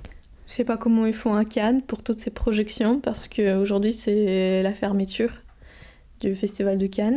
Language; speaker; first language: French; non-native, fluent; Russian